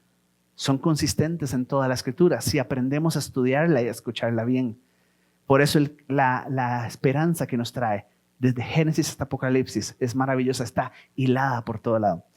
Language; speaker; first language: Spanish; native; Spanish